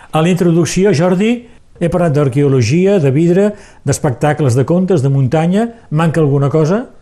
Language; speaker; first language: Catalan; native; Catalan